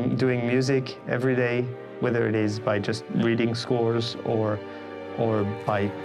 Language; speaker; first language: English; non-native, fluent; French